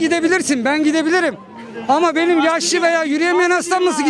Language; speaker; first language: Turkish; native; Turkish